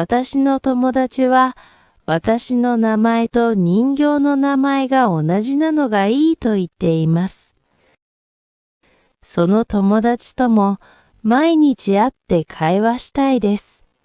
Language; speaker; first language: Japanese; non-native, fluent; Korean